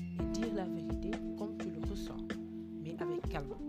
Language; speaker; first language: French; non-native, local second language; Wolof